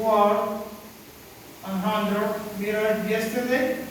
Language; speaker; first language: English; non-native, learner; Spanish